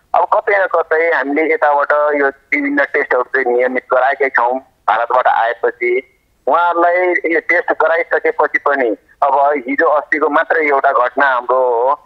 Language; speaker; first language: Nepali; non-native, local second language; Maithili